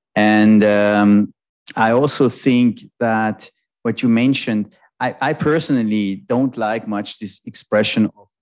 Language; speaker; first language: English; non-native, fluent; German